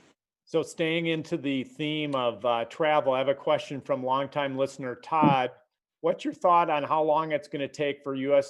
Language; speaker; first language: English; native; English